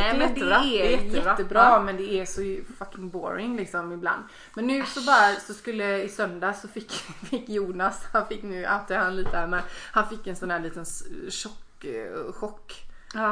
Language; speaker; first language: Swedish; native; Swedish